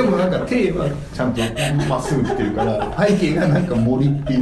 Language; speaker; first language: Japanese; native; Japanese